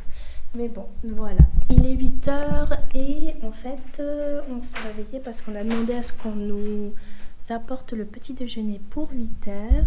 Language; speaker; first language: French; native; French